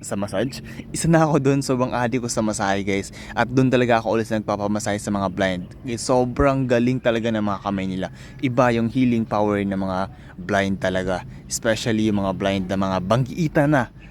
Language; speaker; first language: Filipino; non-native, local second language; Cebuano